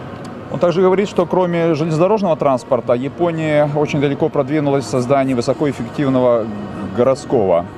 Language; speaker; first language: Russian; native; Russian